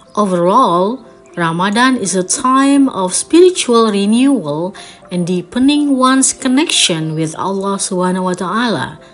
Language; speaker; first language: English; non-native, fluent; Indonesian